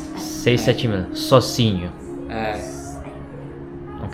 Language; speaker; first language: Portuguese; non-native, learner; Indonesian